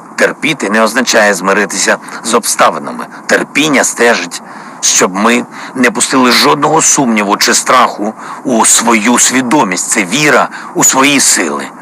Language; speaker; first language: Ukrainian; non-native, local second language; Russian